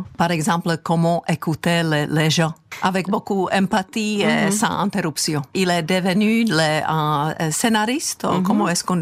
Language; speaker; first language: French; non-native, fluent; Czech